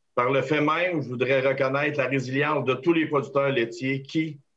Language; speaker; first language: French; native; French